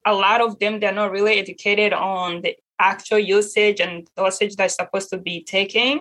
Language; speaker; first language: English; non-native, local second language; Kinyarwanda